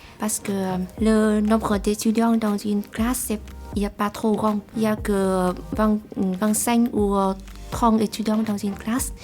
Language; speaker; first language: French; non-native, learner; Vietnamese